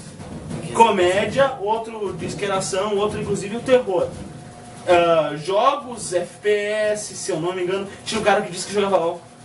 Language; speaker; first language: Portuguese; native; Portuguese